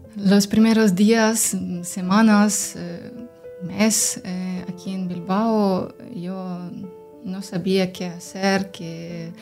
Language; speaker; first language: Spanish; non-native, learner; Ukrainian